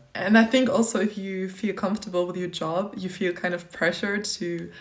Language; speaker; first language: English; non-native, fluent; German